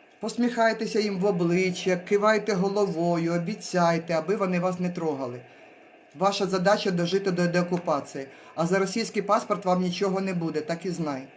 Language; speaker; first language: Ukrainian; native; Ukrainian